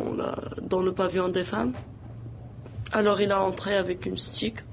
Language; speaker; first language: French; non-native, local second language; Arabic